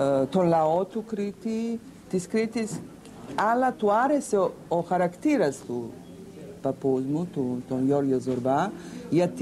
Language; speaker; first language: Greek; early bilingual, heritage; Macedonian